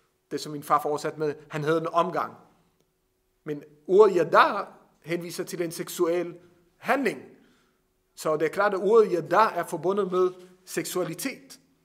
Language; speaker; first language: Danish; non-native, fluent; Hebrew